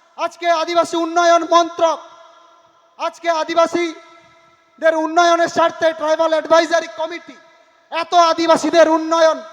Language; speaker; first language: Bangla; non-native, local second language; Santali